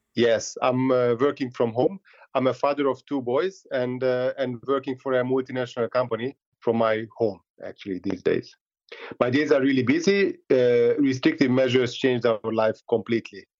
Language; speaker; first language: English; non-native, fluent; Hungarian